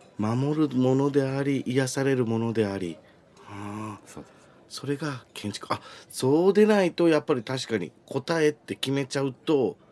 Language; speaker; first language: Japanese; native; Japanese